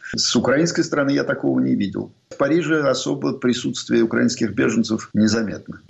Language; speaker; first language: Russian; native; Russian